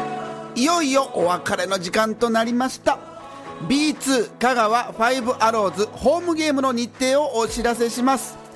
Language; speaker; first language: Japanese; native; Japanese